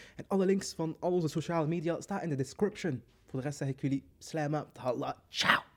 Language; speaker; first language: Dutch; early bilingual, other home language; Arabic